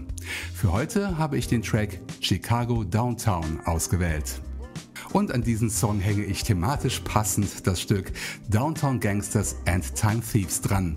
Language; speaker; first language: German; native; German